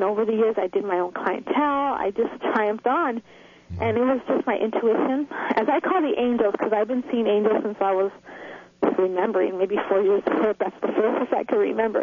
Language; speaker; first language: English; native; English